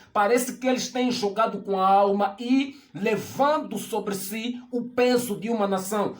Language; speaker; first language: Portuguese; native; Portuguese